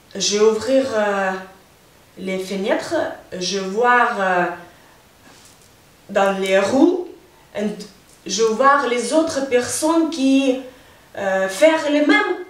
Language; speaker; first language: French; non-native, learner; Ukrainian